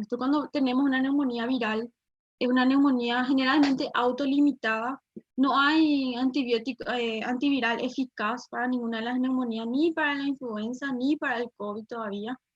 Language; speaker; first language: Spanish; native; Spanish